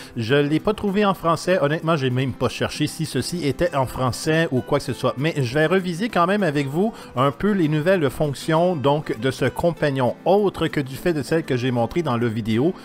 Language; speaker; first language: French; native; French